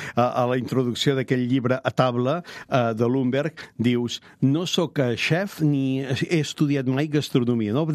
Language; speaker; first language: Catalan; native; Catalan